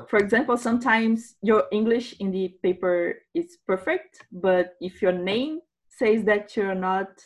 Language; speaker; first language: English; non-native, fluent; Portuguese